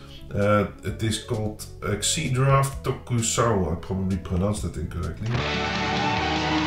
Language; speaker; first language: English; non-native, fluent; Dutch